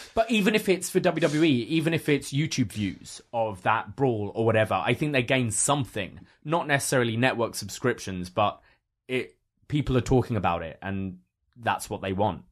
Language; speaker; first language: English; native; English